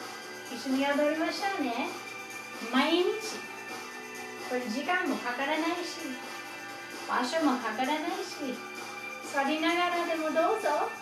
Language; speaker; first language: Japanese; non-native, fluent; English